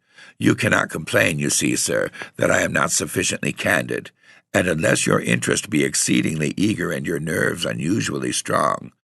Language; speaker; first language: English; native; English